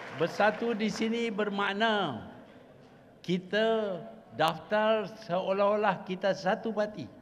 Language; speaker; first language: Malay; native; Malay